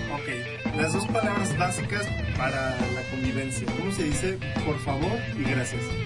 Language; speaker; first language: Spanish; native; Spanish